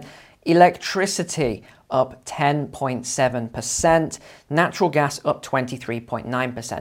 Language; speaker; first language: English; native; English